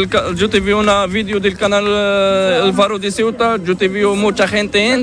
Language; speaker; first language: Spanish; non-native, learner; Arabic